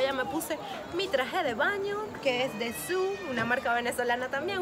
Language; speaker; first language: Spanish; native; Spanish